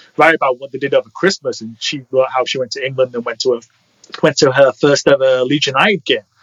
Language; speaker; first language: English; native; English